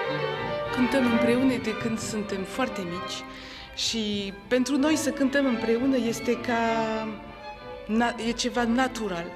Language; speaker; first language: Romanian; early bilingual, heritage; Romanian